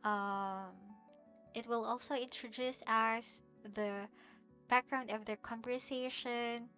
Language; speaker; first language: English; non-native, local second language; Filipino